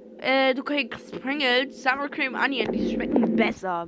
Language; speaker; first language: German; non-native, learner; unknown